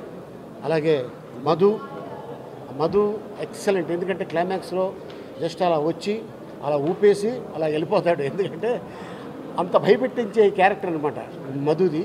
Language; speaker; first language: Telugu; native; Telugu